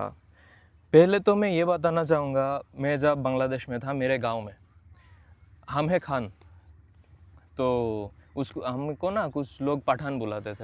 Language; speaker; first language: Hindi; non-native, fluent; Bangla